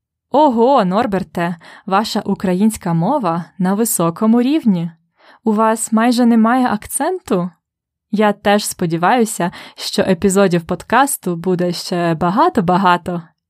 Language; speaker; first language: Ukrainian; native; Ukrainian